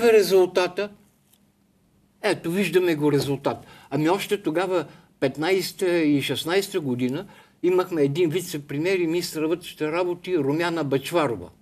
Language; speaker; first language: Bulgarian; native; Bulgarian